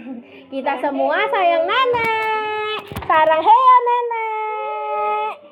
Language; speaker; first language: Indonesian; native; Indonesian